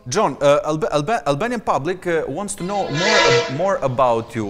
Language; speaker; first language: English; non-native, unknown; Albanian